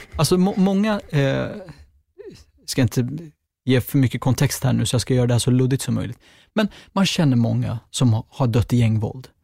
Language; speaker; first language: Swedish; native; Swedish